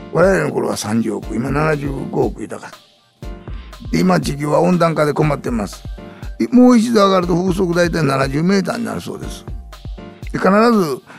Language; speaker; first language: Japanese; native; Japanese